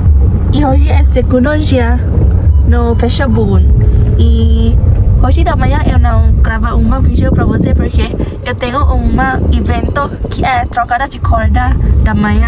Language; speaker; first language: Portuguese; non-native, learner; Thai